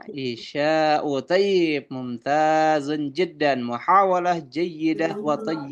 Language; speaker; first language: Arabic; non-native, fluent; Indonesian